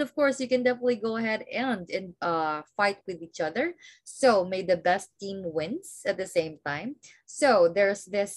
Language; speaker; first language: English; non-native, local second language; Filipino